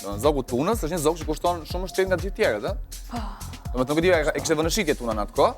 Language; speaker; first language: Albanian; native; Albanian